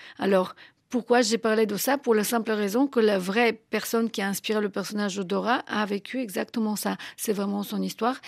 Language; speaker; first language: French; non-native, fluent; Bulgarian